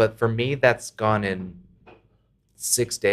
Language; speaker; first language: English; native; English